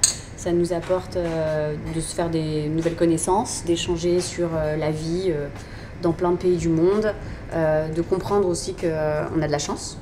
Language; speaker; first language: French; native; French